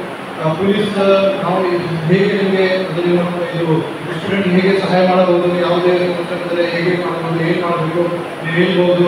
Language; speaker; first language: Kannada; non-native, learner; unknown